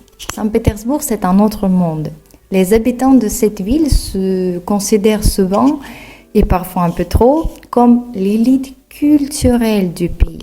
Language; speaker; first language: French; non-native, fluent; Russian